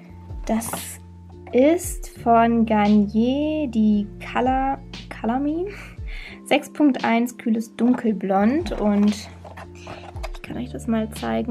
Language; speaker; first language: German; native; German